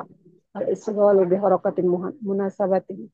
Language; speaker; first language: Arabic; non-native, learner; Indonesian